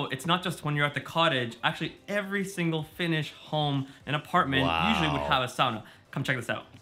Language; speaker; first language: English; native; English